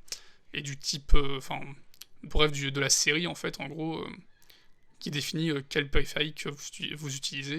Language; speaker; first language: French; native; French